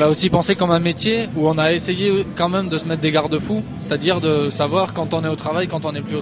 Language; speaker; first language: French; native; French